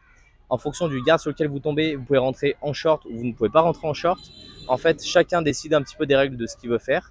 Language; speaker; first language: French; native; French